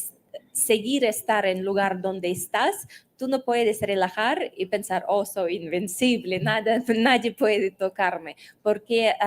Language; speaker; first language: Spanish; non-native, fluent; Russian